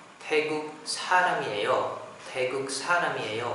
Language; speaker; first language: Korean; non-native, learner; Indonesian